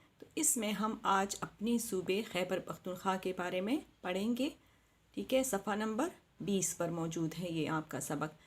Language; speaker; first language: Urdu; non-native, local second language; Pashto